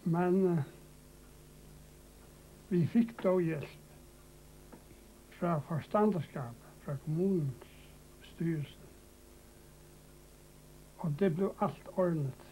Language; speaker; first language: Danish; non-native, local second language; Faroese